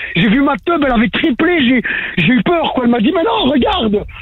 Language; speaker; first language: French; native; French